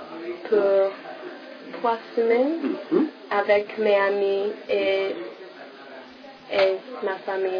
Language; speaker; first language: French; non-native, learner; English